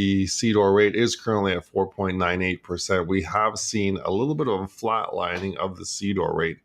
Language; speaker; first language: English; native; English